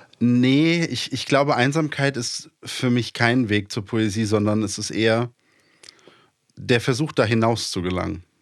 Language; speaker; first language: German; early bilingual, other home language; Polish